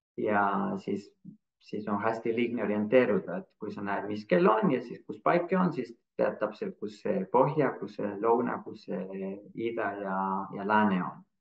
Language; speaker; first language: Estonian; non-native, fluent; Spanish